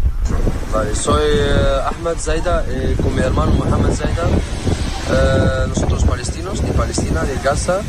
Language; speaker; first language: Spanish; non-native, learner; Arabic